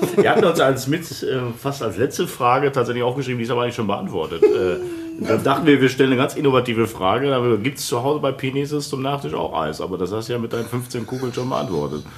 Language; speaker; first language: German; non-native, fluent; Italian